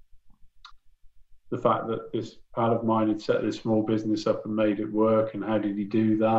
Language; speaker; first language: English; native; English